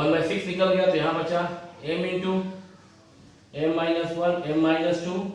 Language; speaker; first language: Hindi; native; Hindi